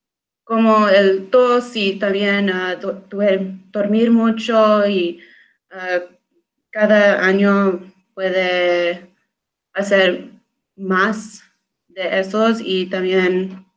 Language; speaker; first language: Spanish; non-native, learner; English